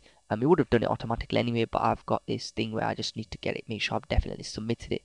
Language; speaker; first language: English; native; English